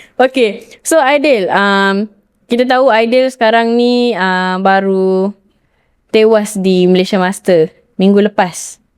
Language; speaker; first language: Malay; native; Malay